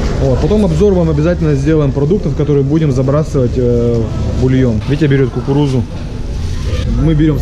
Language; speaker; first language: Russian; native; Russian